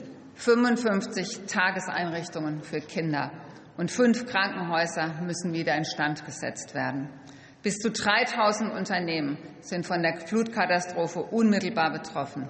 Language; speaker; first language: German; native; German